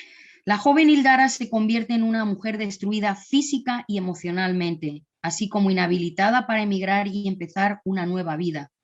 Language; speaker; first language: Spanish; native; Spanish